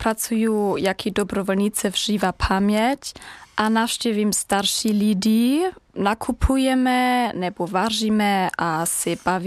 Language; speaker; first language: Czech; non-native, learner; German